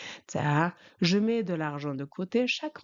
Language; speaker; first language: French; non-native, fluent; Mongolian